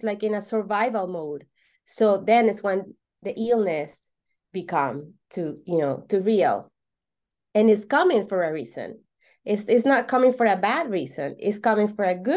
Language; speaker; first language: English; non-native, fluent; Spanish